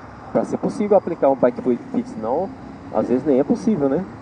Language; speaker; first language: Portuguese; native; Portuguese